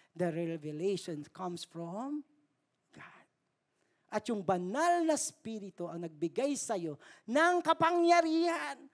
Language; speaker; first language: Filipino; native; Filipino